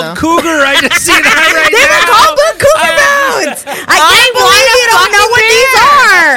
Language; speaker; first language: English; non-native, fluent; Spanish